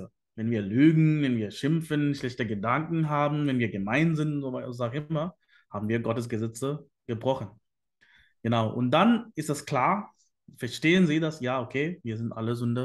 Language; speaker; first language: German; non-native, fluent; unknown